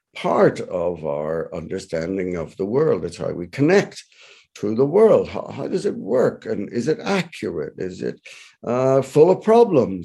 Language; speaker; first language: English; native; English